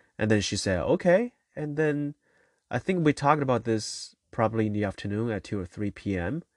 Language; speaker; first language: English; non-native, fluent; Chinese